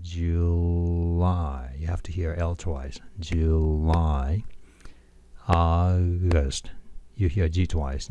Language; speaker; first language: English; non-native, fluent; Japanese